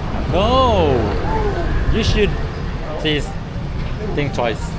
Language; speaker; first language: English; non-native, learner; Korean